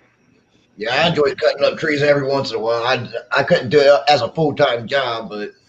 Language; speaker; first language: English; native; English